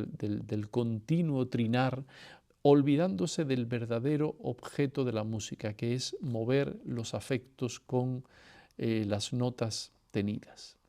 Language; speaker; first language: Spanish; native; Spanish